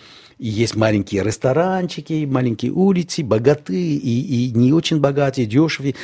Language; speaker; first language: Russian; non-native, local second language; Armenian